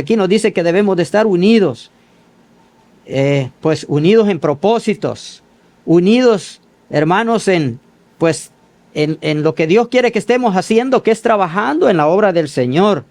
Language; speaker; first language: Spanish; native; Spanish